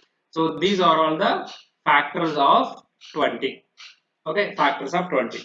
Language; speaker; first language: English; non-native, local second language; Telugu